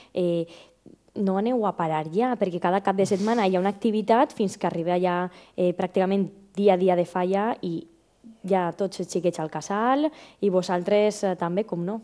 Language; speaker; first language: Catalan; native; Catalan